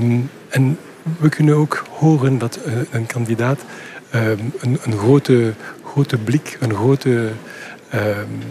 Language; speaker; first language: Dutch; non-native, local second language; French